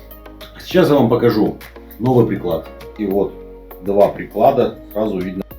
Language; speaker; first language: Russian; native; Russian